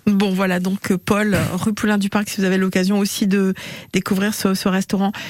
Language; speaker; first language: French; native; French